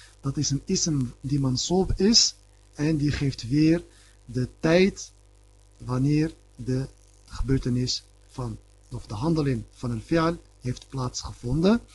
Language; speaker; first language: Dutch; early bilingual, other home language; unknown